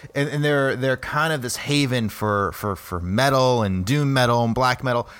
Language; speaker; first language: English; native; English